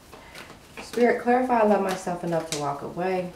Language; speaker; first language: English; native; English